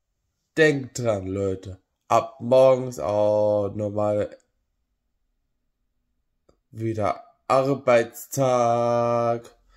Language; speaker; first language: German; non-native, learner; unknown